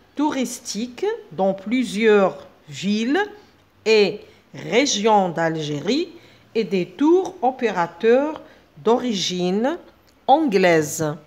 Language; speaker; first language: French; non-native, local second language; Arabic